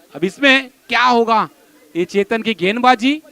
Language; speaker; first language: Hindi; non-native, local second language; Marathi